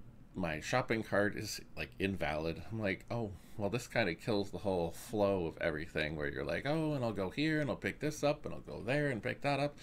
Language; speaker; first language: English; native; English